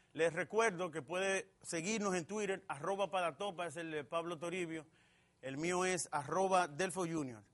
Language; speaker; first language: Spanish; native; Spanish